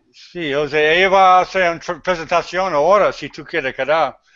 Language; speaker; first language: Spanish; non-native, learner; English